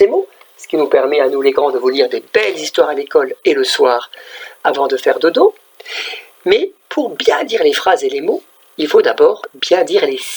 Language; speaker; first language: French; native; French